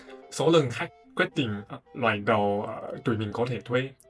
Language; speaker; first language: Vietnamese; non-native, fluent; Chinese